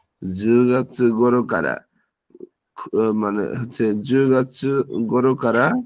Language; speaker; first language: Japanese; non-native, fluent; Bangla